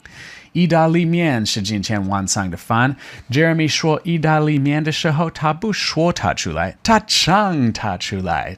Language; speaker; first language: Chinese; non-native, fluent; English